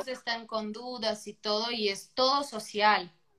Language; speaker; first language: Spanish; non-native, fluent; Portuguese